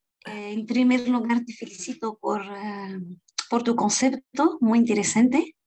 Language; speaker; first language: Spanish; non-native, fluent; French